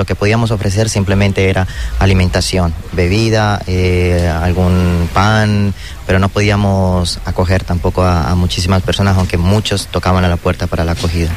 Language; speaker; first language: Spanish; native; Spanish